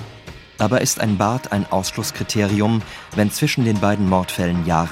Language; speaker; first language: German; native; German